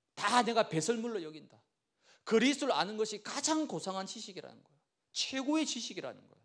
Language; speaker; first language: Korean; native; Korean